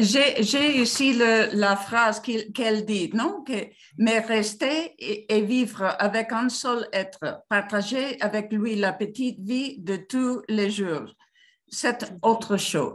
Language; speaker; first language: French; non-native, learner; Spanish